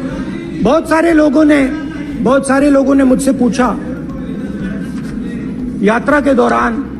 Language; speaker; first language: Hindi; native; Hindi